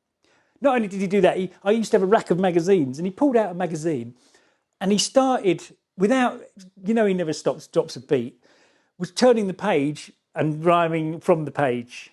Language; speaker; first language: English; native; English